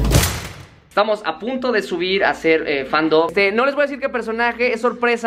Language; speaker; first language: Spanish; native; Spanish